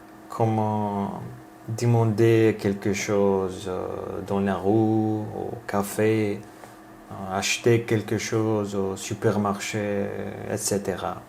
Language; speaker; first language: French; non-native, learner; Russian